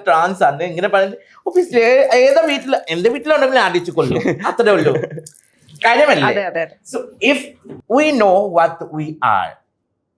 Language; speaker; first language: Malayalam; non-native, local second language; Assamese